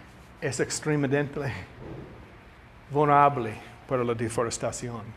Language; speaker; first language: Spanish; non-native, learner; English